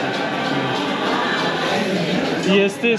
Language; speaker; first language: Spanish; non-native, learner; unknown